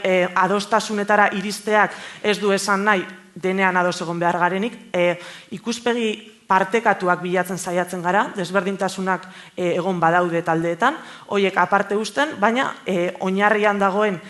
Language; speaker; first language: Basque; native; Basque